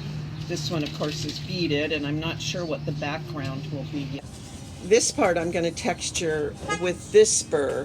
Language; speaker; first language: English; native; English